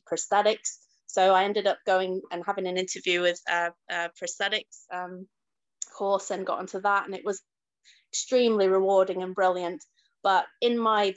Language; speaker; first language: English; native; English